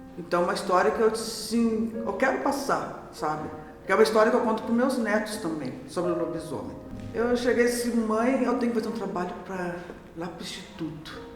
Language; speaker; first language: Portuguese; native; Portuguese